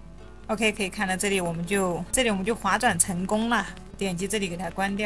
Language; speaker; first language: Chinese; native; Chinese